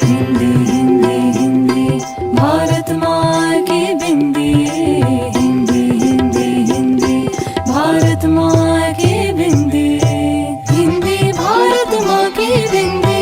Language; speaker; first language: Hindi; non-native, local second language; Malayalam